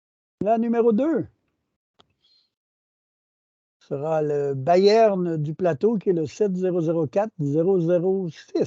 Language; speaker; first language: French; native; French